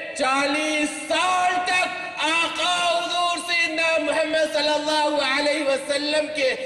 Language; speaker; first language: Urdu; native; Urdu